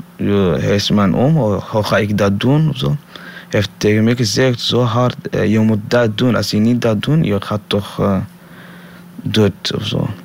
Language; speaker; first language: Dutch; non-native, learner; Somali